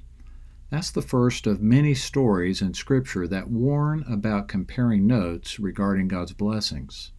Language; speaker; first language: English; native; English